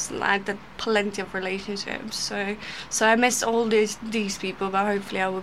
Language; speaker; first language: English; non-native, fluent; Polish